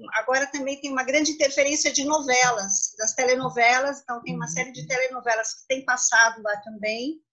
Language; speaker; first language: Portuguese; native; Portuguese